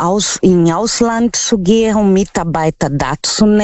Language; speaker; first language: German; non-native, learner; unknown